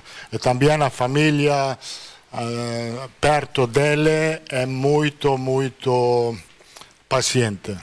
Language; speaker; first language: Portuguese; non-native, fluent; Italian